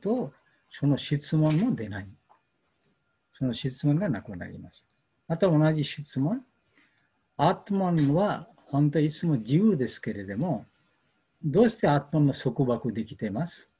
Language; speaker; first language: Japanese; non-native, learner; Bangla